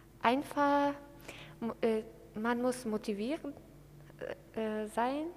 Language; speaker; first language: German; non-native, learner; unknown